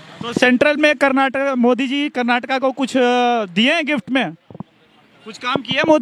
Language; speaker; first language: Hindi; native; Hindi